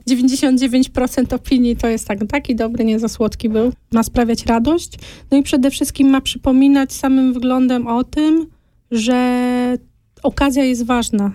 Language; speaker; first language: Polish; native; Polish